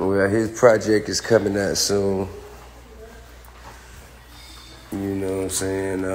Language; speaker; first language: English; native; English